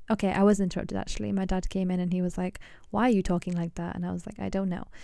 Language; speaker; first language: English; early bilingual, other home language; Punjabi